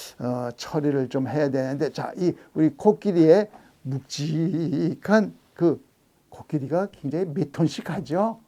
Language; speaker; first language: Korean; native; Korean